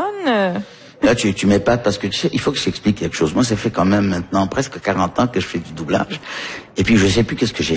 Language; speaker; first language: French; early bilingual, other home language; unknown